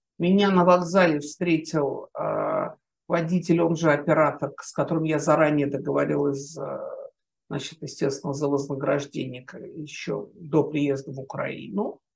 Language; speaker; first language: Russian; native; Russian